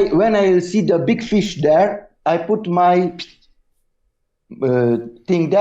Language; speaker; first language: English; non-native, learner; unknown